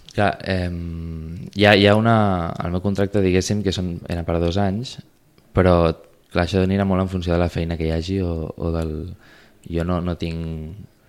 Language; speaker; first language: Catalan; native; Catalan